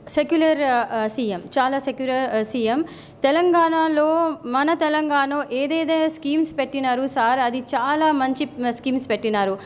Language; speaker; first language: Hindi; non-native, local second language; Urdu